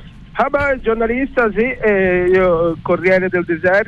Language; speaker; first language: Italian; native; Italian